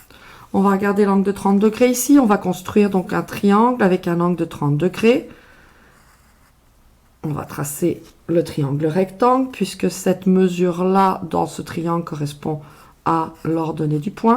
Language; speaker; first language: French; native; French